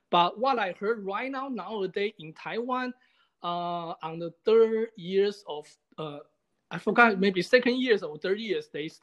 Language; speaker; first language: English; non-native, fluent; Chinese